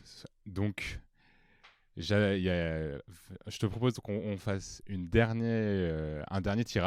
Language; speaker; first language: French; native; French